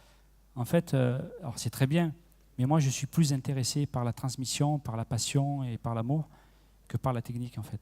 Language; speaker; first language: French; native; French